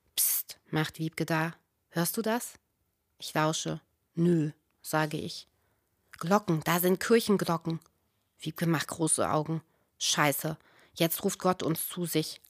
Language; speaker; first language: German; native; German